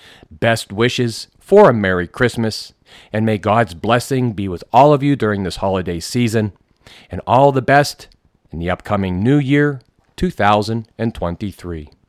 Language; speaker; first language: English; native; English